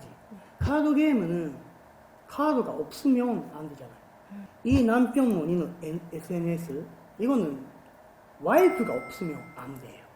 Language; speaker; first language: Korean; non-native, fluent; Japanese